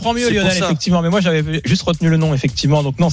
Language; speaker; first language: French; native; French